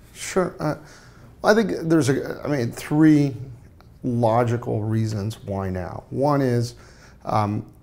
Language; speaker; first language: English; native; English